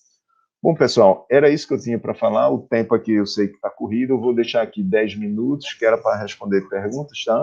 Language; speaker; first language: Portuguese; native; Portuguese